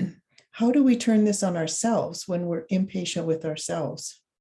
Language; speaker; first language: English; native; English